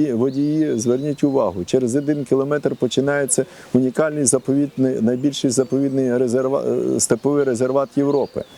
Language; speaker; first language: Ukrainian; native; Ukrainian